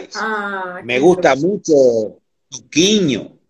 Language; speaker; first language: Spanish; native; Spanish